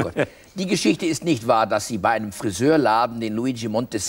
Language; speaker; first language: German; native; German